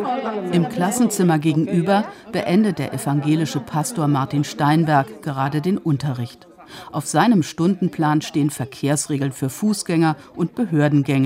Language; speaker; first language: German; native; German